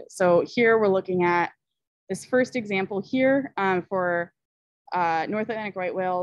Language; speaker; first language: English; native; English